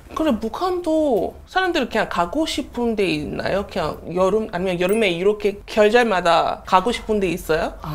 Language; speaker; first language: Korean; non-native, learner; English